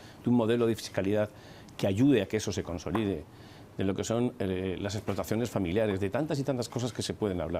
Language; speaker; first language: Spanish; native; Spanish